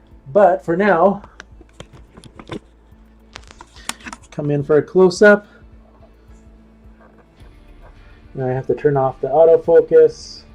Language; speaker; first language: English; native; English